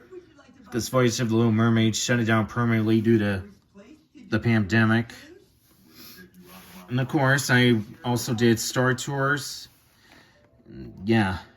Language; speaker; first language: English; native; English